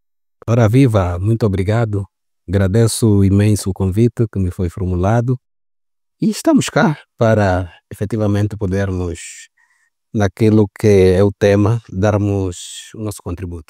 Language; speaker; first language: Portuguese; native; Portuguese